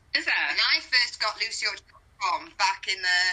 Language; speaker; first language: English; native; English